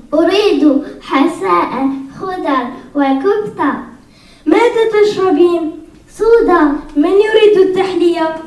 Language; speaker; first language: Arabic; non-native, learner; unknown